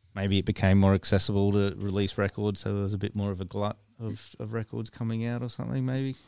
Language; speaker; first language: English; native; English